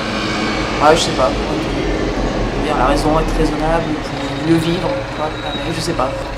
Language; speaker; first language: French; native; French